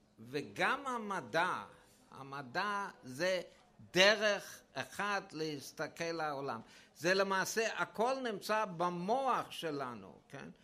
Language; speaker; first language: Hebrew; non-native, fluent; English